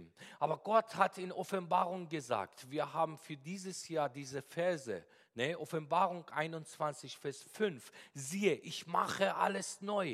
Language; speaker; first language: German; non-native, fluent; Persian